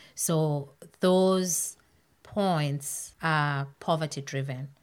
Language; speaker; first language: English; non-native, local second language; North Ndebele